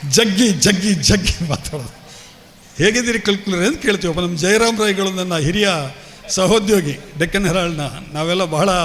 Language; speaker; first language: Kannada; non-native, local second language; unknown